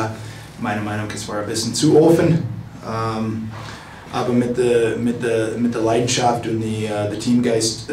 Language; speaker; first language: German; non-native, fluent; English